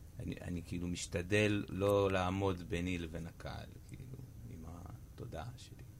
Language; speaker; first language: Hebrew; native; Hebrew